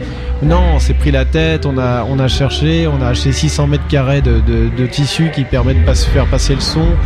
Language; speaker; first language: French; native; French